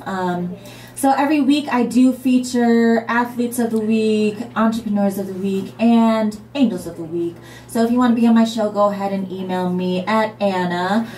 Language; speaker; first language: English; native; English